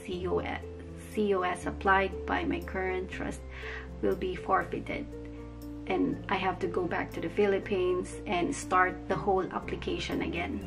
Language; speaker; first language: English; non-native, local second language; Filipino